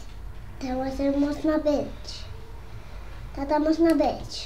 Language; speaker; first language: Polish; early bilingual, heritage; Polish